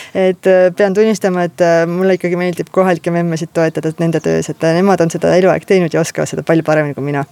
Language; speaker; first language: Estonian; native; Estonian